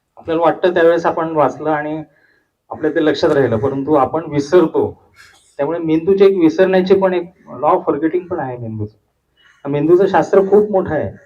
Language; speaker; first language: Marathi; non-native, local second language; Hindi